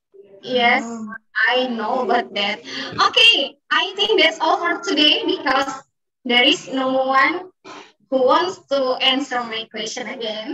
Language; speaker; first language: English; non-native, fluent; Indonesian